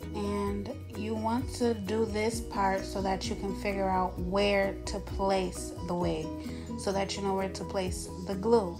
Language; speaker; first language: English; native; English